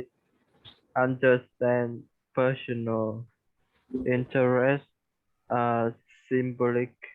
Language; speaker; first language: English; non-native, learner; Vietnamese